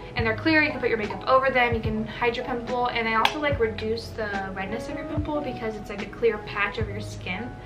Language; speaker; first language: English; native; English